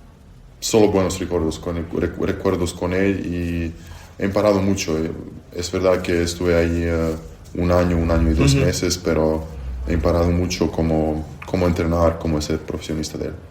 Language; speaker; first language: Spanish; non-native, fluent; Serbian